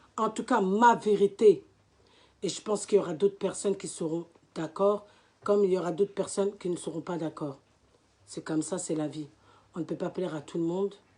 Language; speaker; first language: French; native; French